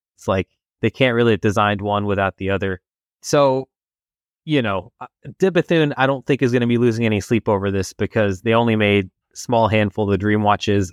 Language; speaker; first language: English; non-native, fluent; French